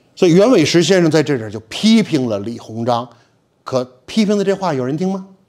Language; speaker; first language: Chinese; native; Chinese